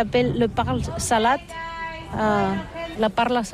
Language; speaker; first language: French; non-native, learner; Catalan